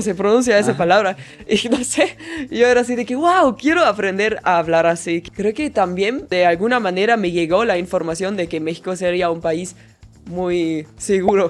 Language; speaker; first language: Spanish; non-native, fluent; German